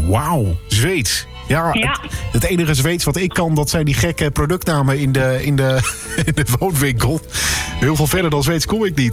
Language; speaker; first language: Dutch; native; Dutch